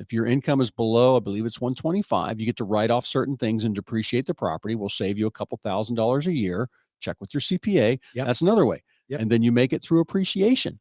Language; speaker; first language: English; native; English